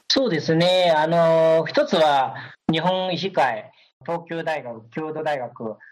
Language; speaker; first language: Japanese; non-native, fluent; Chinese